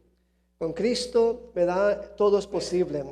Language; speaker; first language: Spanish; early bilingual, heritage; Spanish